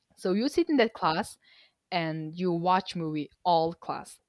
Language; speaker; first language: English; non-native, fluent; Mongolian